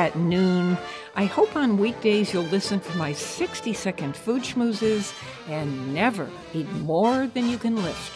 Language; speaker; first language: English; native; English